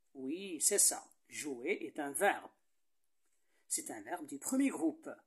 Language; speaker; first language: French; non-native, local second language; Arabic